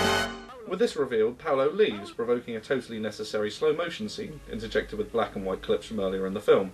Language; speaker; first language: English; native; English